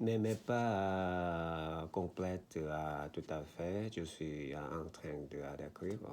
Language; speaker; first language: French; non-native, learner; Korean